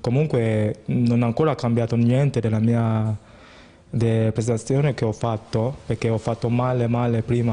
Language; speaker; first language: Italian; non-native, fluent; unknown